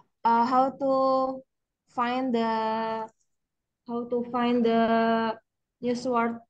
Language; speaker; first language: English; non-native, learner; Indonesian